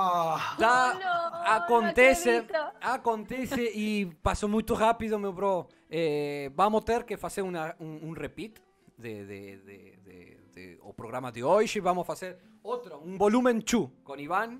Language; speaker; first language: Portuguese; non-native, learner; Spanish